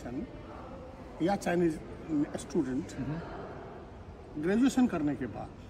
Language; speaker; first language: Hindi; native; Hindi